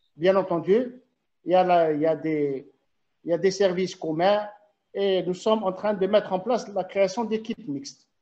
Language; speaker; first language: French; non-native, local second language; Arabic